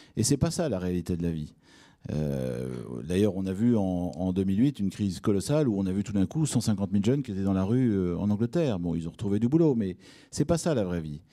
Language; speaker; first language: French; native; French